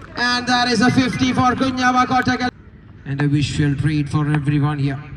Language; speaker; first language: English; non-native, local second language; Malayalam